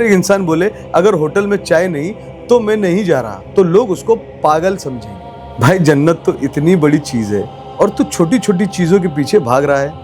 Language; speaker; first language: Hindi; native; Hindi